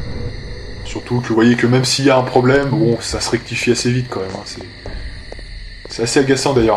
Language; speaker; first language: French; native; French